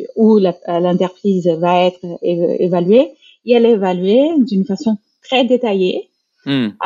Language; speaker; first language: French; non-native, fluent; Portuguese